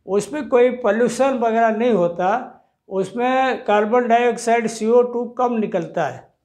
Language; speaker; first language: Hindi; non-native, local second language; Odia